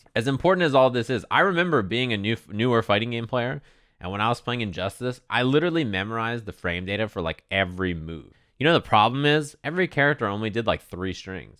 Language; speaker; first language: English; native; English